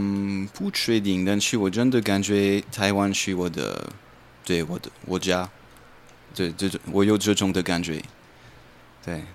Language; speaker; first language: Chinese; non-native, learner; French